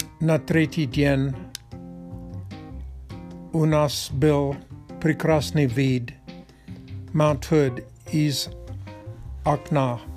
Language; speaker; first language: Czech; non-native, learner; Russian